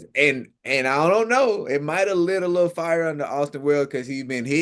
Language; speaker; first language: English; native; English